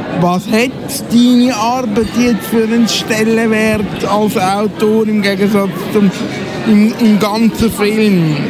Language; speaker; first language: German; native; German